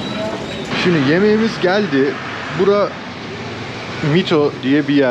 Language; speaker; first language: Turkish; native; Turkish